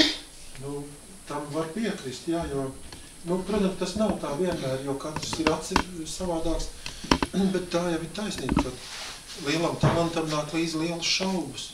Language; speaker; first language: Latvian; native; Latvian